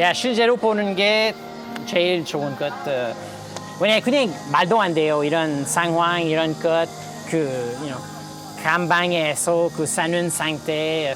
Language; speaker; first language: Korean; non-native, learner; French